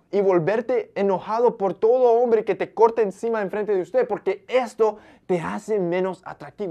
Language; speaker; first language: Spanish; early bilingual, heritage; Spanish